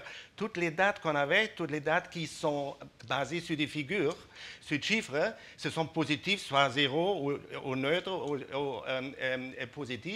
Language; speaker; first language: French; non-native, fluent; German